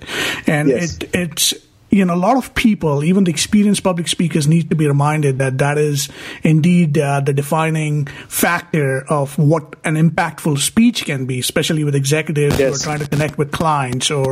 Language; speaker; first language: English; non-native, local second language; Hindi